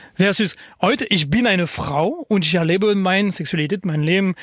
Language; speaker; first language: German; non-native, fluent; French